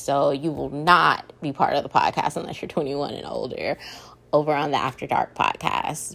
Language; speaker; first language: English; native; English